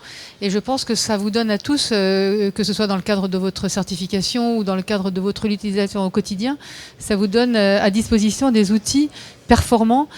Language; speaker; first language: French; native; French